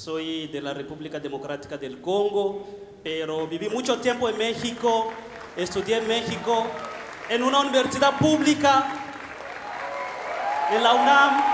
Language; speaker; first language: Spanish; non-native, fluent; Bembe